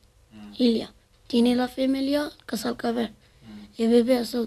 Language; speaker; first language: Spanish; non-native, learner; Arabic